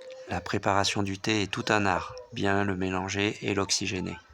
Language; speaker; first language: French; native; French